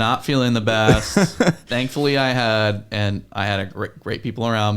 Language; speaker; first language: English; native; English